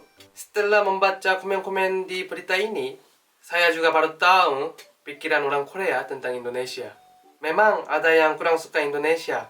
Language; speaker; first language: Indonesian; non-native, learner; Korean